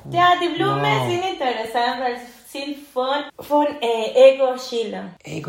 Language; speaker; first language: German; non-native, learner; Spanish